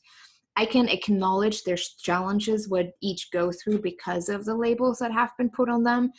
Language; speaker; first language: English; non-native, fluent; German